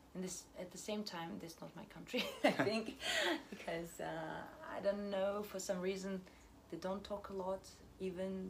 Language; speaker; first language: English; non-native, fluent; Russian